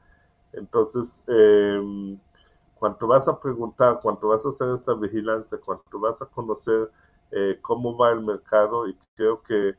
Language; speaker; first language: Spanish; non-native, learner; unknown